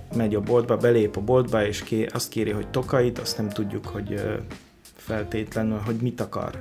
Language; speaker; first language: Hungarian; non-native, fluent; Polish